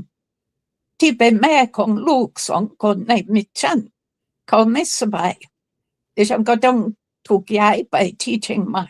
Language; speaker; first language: Thai; non-native, fluent; English